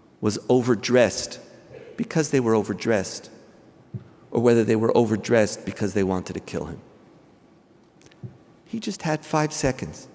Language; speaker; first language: English; native; English